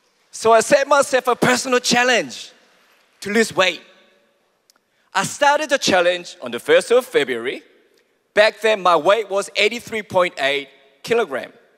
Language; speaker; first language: English; early bilingual, other home language; Korean